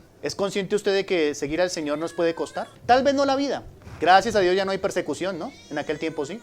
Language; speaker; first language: Spanish; native; Spanish